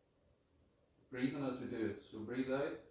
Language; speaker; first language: English; native; English